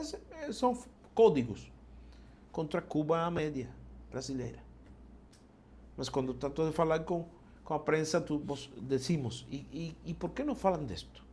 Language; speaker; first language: Portuguese; non-native, fluent; Spanish